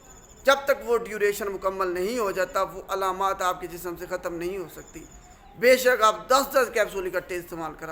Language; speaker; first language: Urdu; non-native, local second language; Punjabi